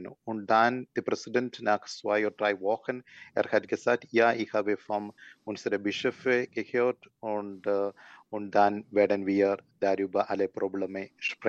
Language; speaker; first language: German; non-native, learner; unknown